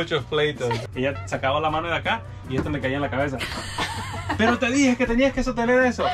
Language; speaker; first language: Spanish; native; Spanish